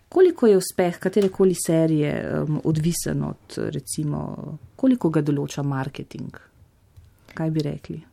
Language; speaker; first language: Slovenian; native; Slovenian